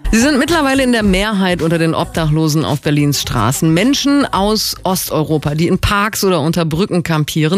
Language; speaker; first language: German; native; German